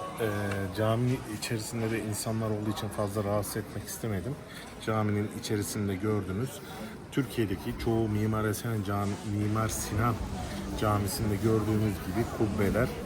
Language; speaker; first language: Turkish; native; Turkish